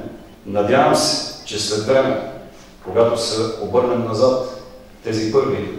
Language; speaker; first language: Bulgarian; native; Bulgarian